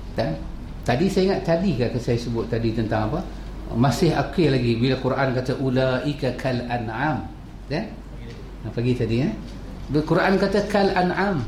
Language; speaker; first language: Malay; native; Malay